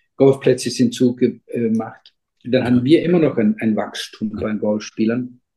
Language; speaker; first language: German; non-native, fluent; Icelandic